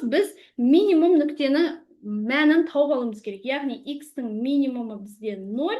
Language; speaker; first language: Kazakh; native; Kazakh